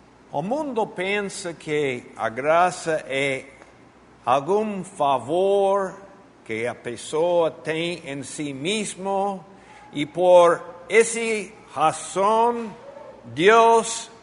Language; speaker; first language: Portuguese; non-native, fluent; Spanish